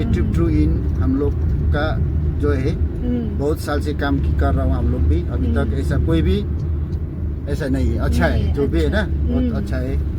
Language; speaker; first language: Hindi; non-native, local second language; Nepali